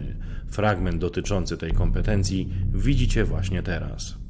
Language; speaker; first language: Polish; native; Polish